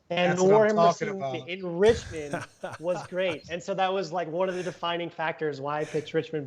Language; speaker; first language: English; native; English